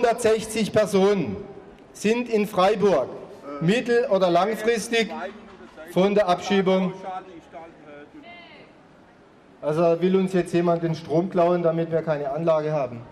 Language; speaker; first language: German; native; German